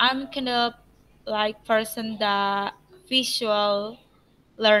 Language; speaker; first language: English; non-native, learner; Indonesian